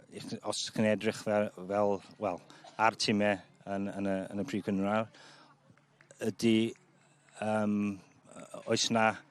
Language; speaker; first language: Welsh; non-native, local second language; English